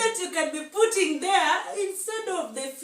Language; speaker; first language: English; non-native, local second language; Swahili